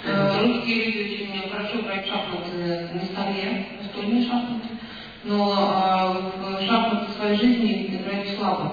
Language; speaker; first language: Russian; native; Russian